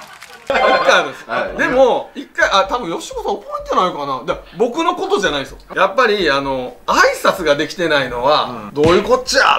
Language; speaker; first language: Japanese; native; Japanese